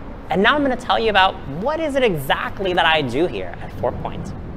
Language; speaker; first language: English; early bilingual, other home language; Spanish